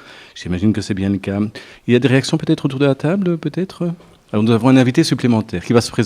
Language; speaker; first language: French; native; French